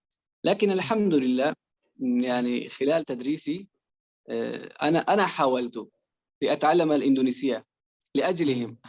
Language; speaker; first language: Arabic; non-native, fluent; Persian